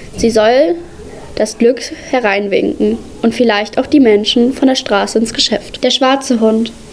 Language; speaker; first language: German; early bilingual, other home language; Arabic